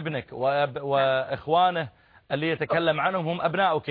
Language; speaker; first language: Arabic; native; Arabic